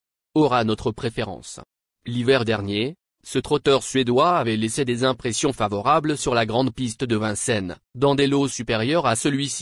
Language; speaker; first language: French; native; French